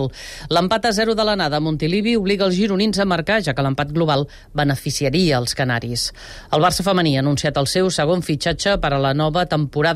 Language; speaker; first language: Catalan; native; Catalan